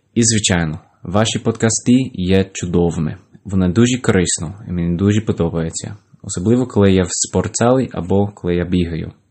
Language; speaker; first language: Ukrainian; non-native, learner; English